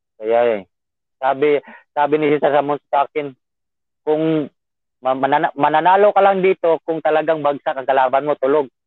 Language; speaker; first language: Filipino; non-native, local second language; Cebuano